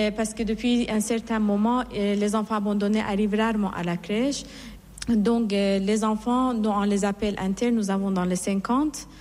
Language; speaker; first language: French; non-native, fluent; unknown